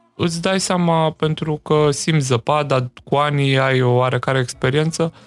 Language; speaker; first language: Romanian; native; Romanian